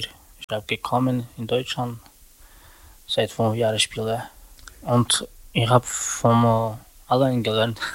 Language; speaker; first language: German; non-native, learner; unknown